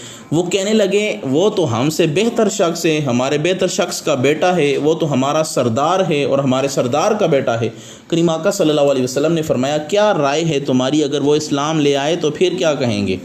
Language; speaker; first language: Urdu; native; Urdu